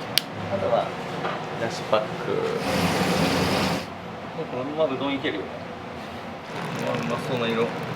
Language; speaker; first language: Japanese; native; Japanese